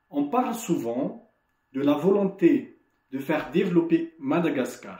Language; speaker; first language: French; non-native, local second language; Malagasy